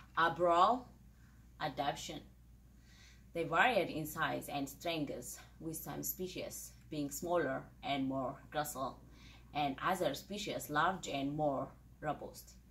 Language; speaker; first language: English; non-native, fluent; Amharic